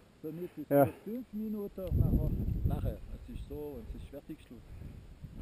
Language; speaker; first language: German; non-native, learner; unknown